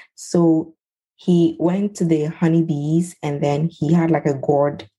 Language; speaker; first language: English; non-native, local second language; Ewe